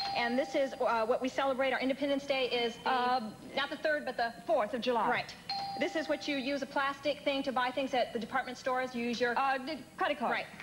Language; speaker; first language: English; native; English